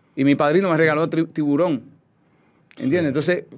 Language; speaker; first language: Spanish; native; Spanish